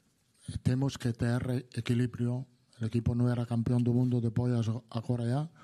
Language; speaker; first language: Portuguese; non-native, learner; Italian